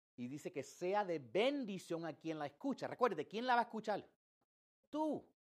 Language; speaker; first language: Spanish; early bilingual, heritage; English